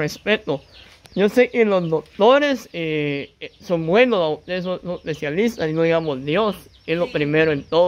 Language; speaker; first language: Spanish; native; Spanish